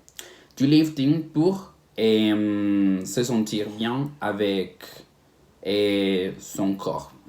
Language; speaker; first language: French; non-native, learner; Spanish